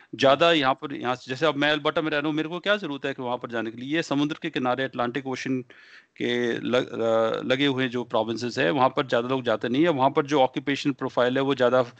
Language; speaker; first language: Hindi; native; Hindi